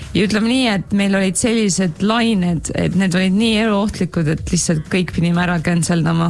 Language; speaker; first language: Estonian; native; Estonian